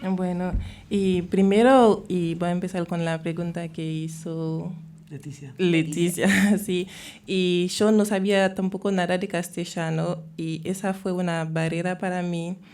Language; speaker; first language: Spanish; non-native, fluent; Haitian Creole